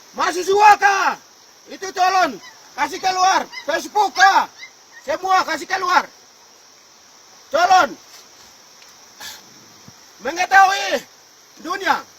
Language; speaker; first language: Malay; non-native, local second language; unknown